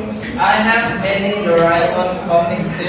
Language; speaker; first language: English; non-native, local second language; Javanese